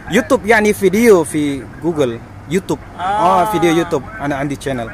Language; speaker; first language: Arabic; non-native, learner; Indonesian